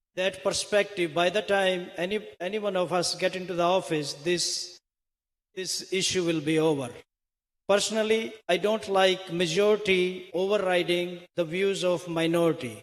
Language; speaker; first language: English; non-native, local second language; Hindi